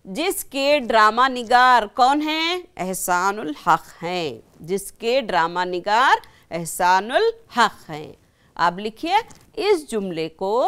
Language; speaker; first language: Urdu; native; Urdu